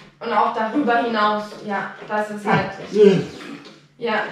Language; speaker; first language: German; native; German